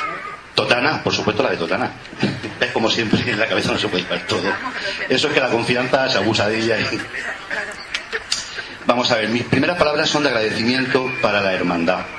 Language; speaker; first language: Spanish; native; Spanish